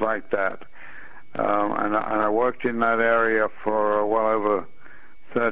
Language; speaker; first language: English; native; English